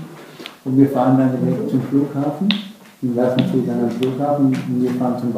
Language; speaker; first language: German; native; German